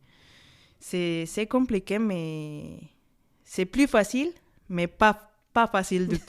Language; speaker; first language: French; non-native, fluent; Spanish